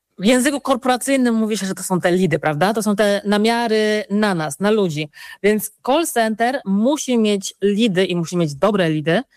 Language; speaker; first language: Polish; native; Polish